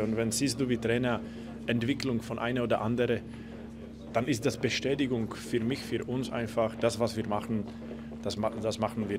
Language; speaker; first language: German; non-native, fluent; Slovak